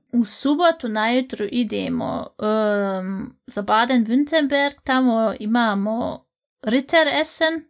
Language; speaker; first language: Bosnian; native; Bosnian